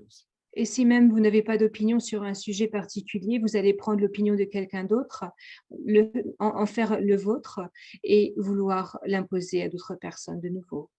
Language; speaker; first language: French; native; French